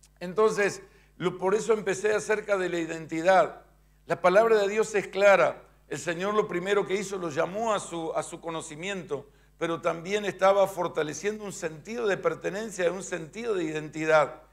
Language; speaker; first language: Spanish; native; Spanish